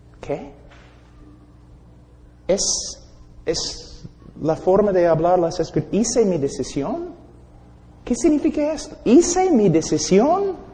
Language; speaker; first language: Spanish; non-native, fluent; English